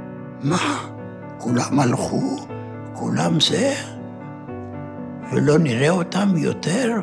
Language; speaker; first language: Hebrew; non-native, fluent; Ladino